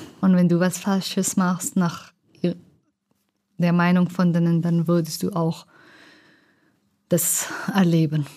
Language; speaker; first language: German; non-native, learner; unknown